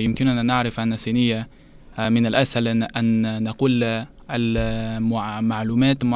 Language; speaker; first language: Arabic; non-native, learner; Chinese